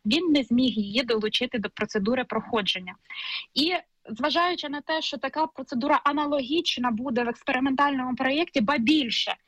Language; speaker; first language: Ukrainian; native; Ukrainian